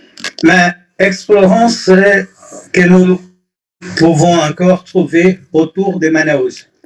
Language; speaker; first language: French; non-native, fluent; Portuguese